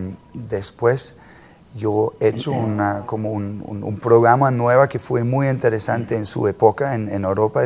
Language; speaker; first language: Spanish; non-native, fluent; German